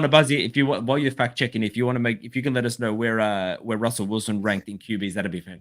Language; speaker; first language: English; native; English